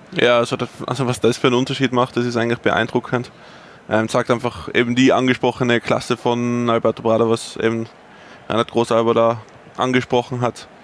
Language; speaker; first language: German; native; German